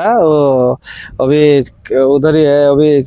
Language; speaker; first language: Hindi; non-native, local second language; Odia